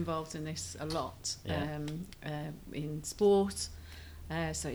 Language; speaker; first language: English; native; English